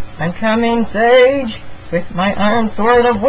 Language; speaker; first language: English; native; English